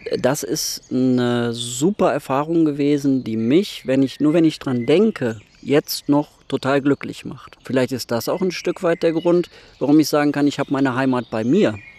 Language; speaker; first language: German; native; German